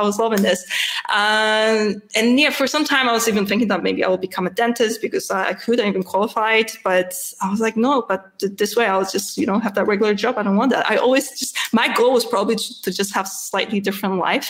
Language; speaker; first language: English; non-native, fluent; Polish